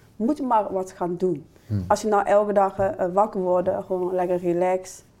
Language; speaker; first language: Dutch; non-native, fluent; Chinese